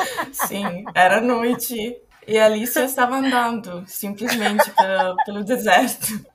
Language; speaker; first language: Portuguese; non-native, fluent; Italian